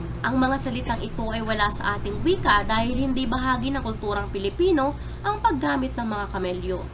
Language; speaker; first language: Filipino; native; Filipino